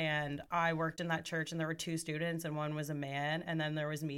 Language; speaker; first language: English; native; English